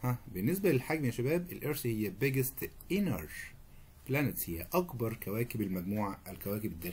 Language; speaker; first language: Arabic; native; Arabic